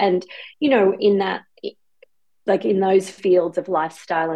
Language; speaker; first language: English; native; English